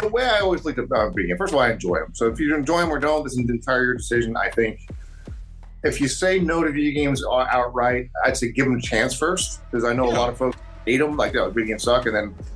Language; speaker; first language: English; native; English